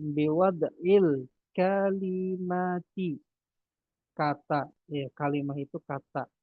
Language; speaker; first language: Indonesian; native; Indonesian